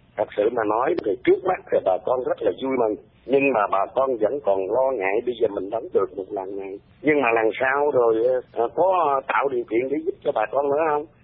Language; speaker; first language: Vietnamese; early bilingual, heritage; Vietnamese